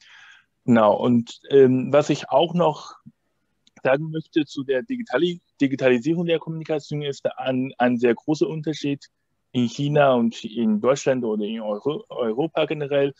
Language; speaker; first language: German; non-native, fluent; Chinese